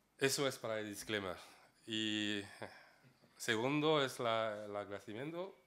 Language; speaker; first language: Spanish; non-native, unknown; French